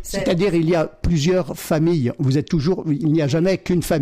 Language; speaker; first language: French; native; French